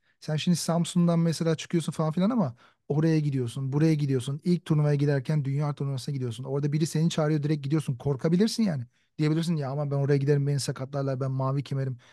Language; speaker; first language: Turkish; native; Turkish